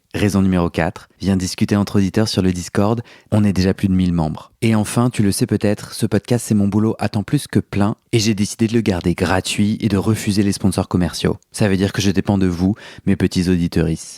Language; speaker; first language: French; native; French